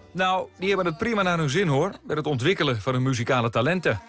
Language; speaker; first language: Dutch; native; Dutch